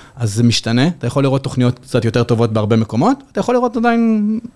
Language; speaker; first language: Hebrew; native; Hebrew